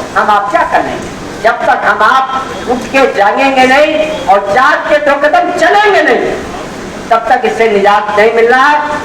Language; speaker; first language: Hindi; native; Hindi